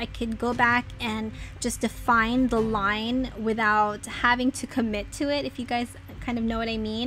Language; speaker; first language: English; native; English